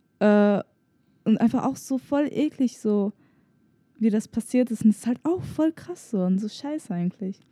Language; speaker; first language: German; native; German